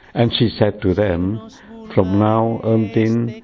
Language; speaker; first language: English; non-native, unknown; Vietnamese